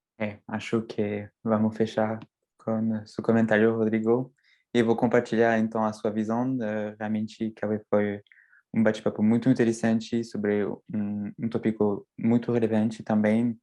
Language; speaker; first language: Portuguese; non-native, fluent; French